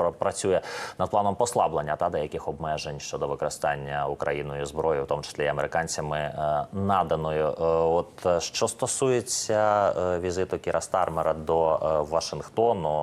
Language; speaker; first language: Ukrainian; native; Ukrainian